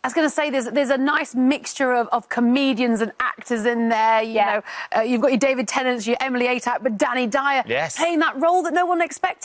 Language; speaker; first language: English; native; English